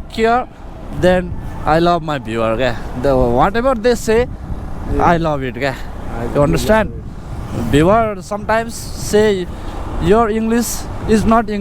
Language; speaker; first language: English; non-native, learner; Nepali